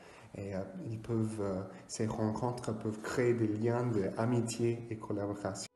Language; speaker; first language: French; non-native, fluent; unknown